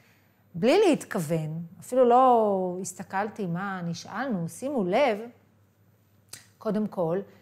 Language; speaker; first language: Hebrew; native; Hebrew